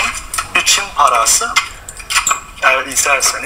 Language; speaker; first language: Turkish; non-native, learner; Chinese